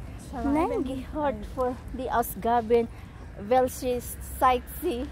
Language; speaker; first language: German; non-native, learner; Filipino